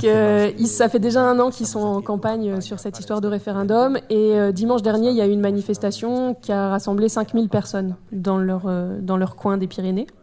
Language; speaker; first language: French; native; French